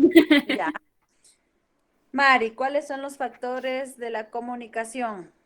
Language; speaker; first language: Spanish; native; Spanish